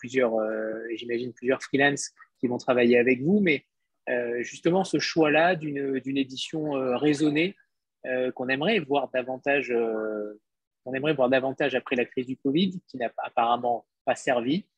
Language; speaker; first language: French; native; French